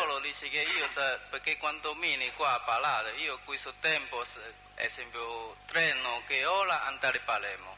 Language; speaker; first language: Italian; non-native, learner; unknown